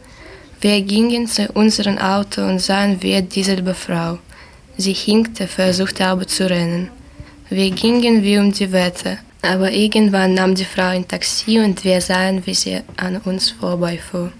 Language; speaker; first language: German; non-native, learner; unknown